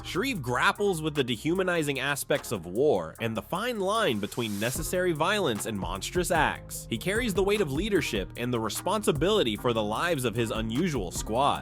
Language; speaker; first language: English; native; English